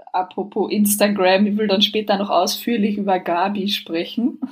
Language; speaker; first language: German; native; German